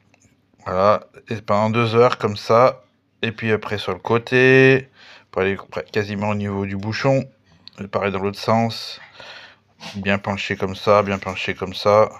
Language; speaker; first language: French; native; French